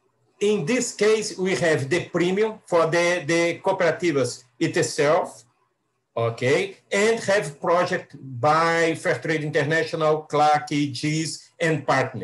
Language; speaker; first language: English; non-native, learner; Portuguese